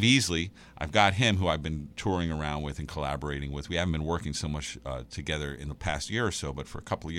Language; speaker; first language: English; native; English